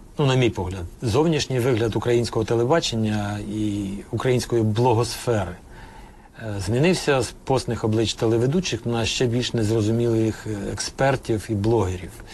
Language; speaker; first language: Ukrainian; native; Ukrainian